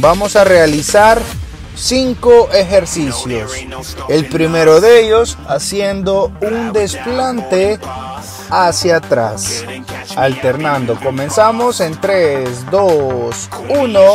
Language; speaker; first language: Spanish; native; Spanish